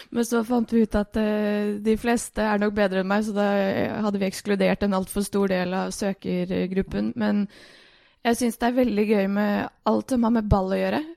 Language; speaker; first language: Norwegian; early bilingual, other home language; Bosnian